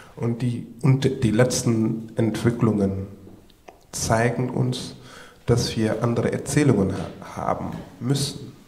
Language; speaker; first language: German; non-native, fluent; Wolof